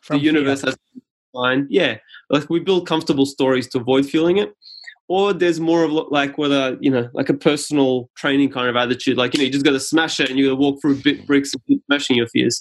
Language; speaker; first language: English; non-native, local second language; Serbian